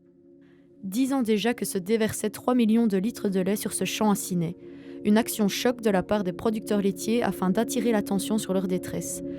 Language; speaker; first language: French; native; French